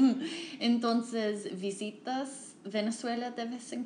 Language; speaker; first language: Spanish; non-native, fluent; English